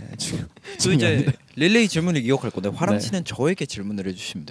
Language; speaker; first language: Korean; native; Korean